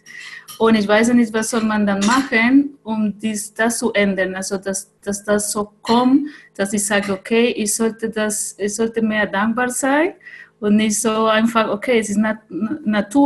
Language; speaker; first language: German; non-native, fluent; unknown